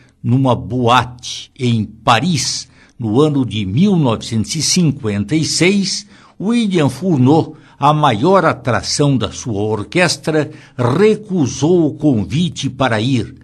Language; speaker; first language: Portuguese; native; Portuguese